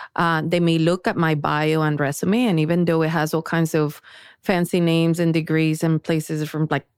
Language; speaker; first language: English; early bilingual, other home language; Spanish